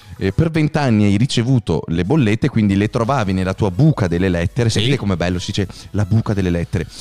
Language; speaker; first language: Italian; native; Italian